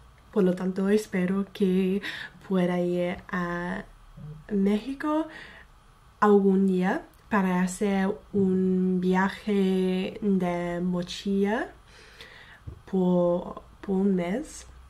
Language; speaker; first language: Spanish; non-native, fluent; English